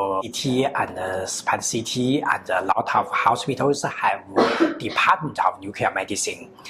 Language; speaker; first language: English; non-native, learner; Chinese